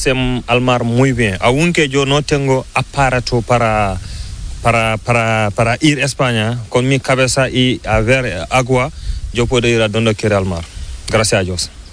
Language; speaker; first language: Spanish; non-native, learner; Fula